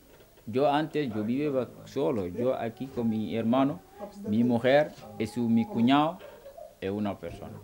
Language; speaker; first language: Spanish; non-native, learner; Wolof